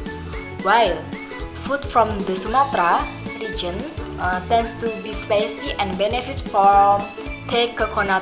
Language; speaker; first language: English; non-native, learner; Indonesian